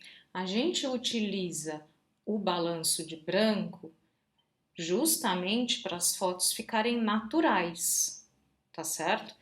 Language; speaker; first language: Portuguese; native; Portuguese